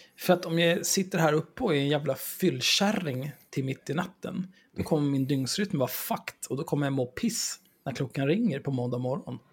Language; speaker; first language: Swedish; native; Swedish